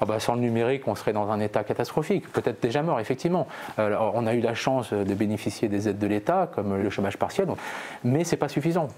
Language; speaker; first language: French; native; French